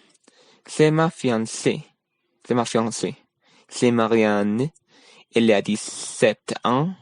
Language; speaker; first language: French; non-native, learner; Spanish